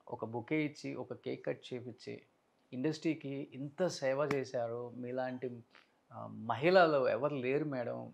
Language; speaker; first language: Telugu; native; Telugu